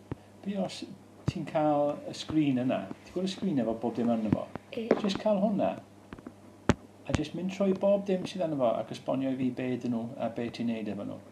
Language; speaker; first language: Welsh; native; Welsh